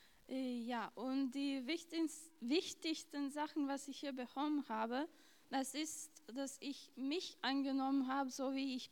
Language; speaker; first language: German; non-native, fluent; Lithuanian